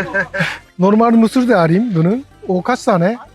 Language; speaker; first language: Turkish; non-native, learner; Japanese